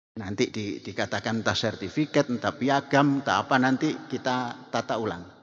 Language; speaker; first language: Indonesian; non-native, local second language; Javanese